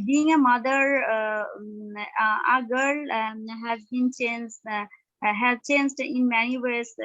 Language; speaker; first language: English; non-native, learner; Bangla